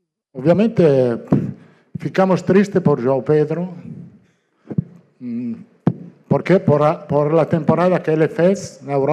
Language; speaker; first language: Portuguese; non-native, learner; Italian